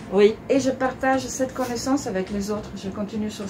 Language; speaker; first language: French; non-native, fluent; Italian